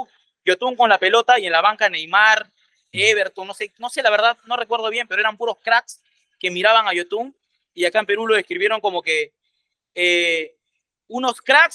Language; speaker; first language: Spanish; native; Spanish